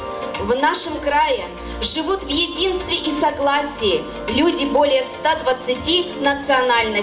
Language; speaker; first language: Russian; native; Russian